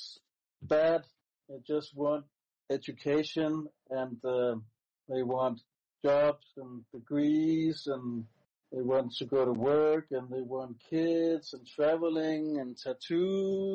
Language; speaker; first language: English; non-native, fluent; Danish